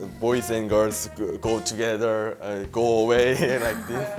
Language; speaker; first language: English; non-native, learner; Italian